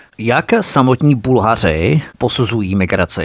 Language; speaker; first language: Czech; native; Czech